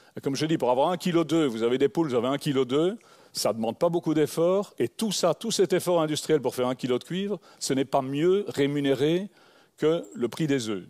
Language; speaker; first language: French; native; French